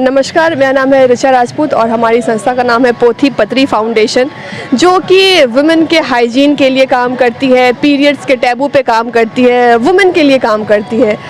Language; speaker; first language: Hindi; native; Hindi